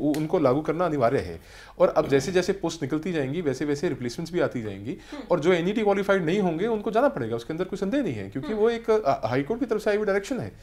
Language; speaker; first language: Hindi; native; Hindi